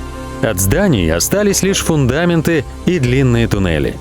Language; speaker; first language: Russian; native; Russian